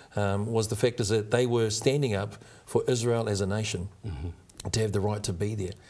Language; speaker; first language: English; native; English